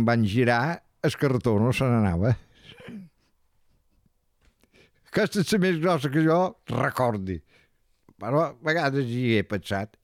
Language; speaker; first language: Catalan; native; Catalan